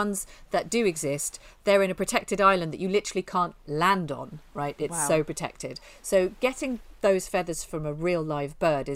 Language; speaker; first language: English; native; English